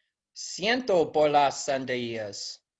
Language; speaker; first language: Spanish; non-native, learner; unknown